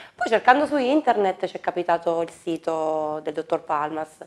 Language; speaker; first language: Italian; native; Italian